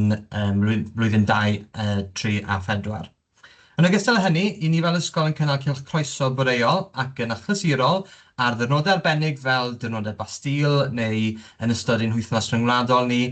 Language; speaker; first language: Welsh; native; Welsh